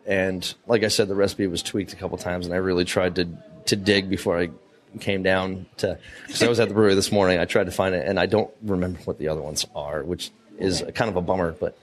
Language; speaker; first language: English; native; English